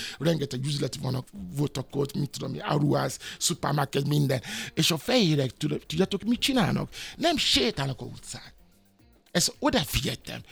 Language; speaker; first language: Hungarian; non-native, learner; Yoruba